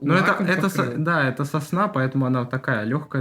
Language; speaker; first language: Russian; native; Russian